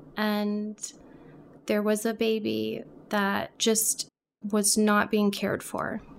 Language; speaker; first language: English; non-native, local second language; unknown